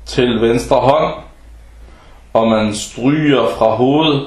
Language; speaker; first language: Danish; early bilingual, other home language; Arabic